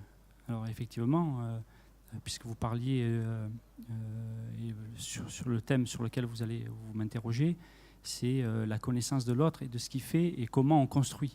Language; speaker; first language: French; native; French